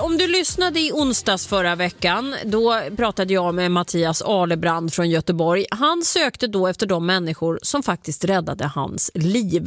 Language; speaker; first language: Swedish; native; Swedish